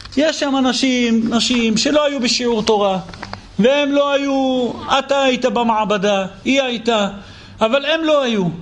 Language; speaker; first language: Hebrew; native; Hebrew